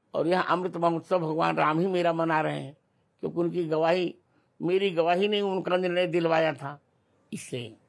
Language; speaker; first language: Hindi; native; Hindi